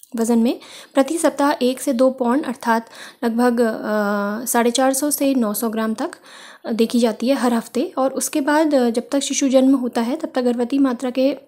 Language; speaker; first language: Hindi; native; Hindi